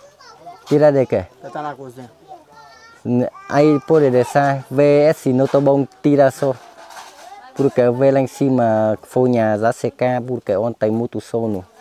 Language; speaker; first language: Portuguese; non-native, learner; Vietnamese